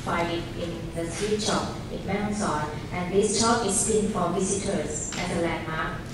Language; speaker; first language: English; non-native, fluent; Thai